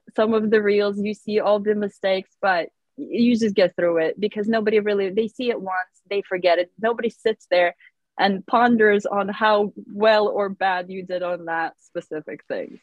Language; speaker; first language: English; non-native, fluent; Russian